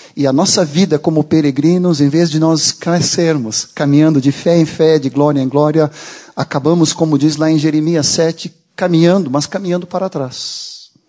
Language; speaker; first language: Portuguese; non-native, fluent; Swedish